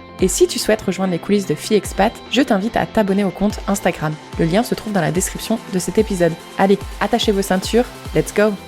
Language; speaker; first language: French; native; French